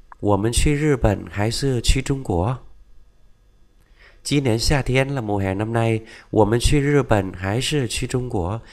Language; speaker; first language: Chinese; non-native, fluent; Vietnamese